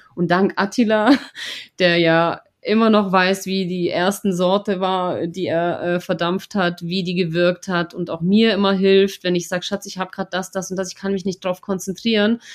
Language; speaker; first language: German; non-native, fluent; Russian